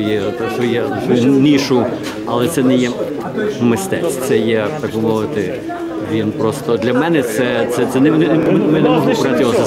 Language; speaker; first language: Ukrainian; early bilingual, heritage; Ukrainian